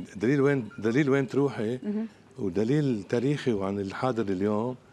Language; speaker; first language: Arabic; native; Arabic